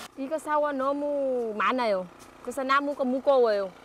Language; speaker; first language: Korean; non-native, learner; Vietnamese